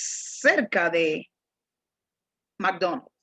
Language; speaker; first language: Spanish; non-native, fluent; English